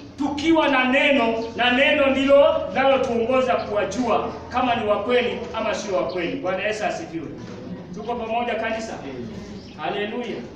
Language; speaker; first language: Swahili; non-native, local second language; Luyia